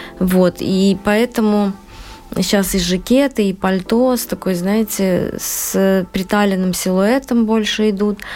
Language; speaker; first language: Russian; non-native, local second language; Uzbek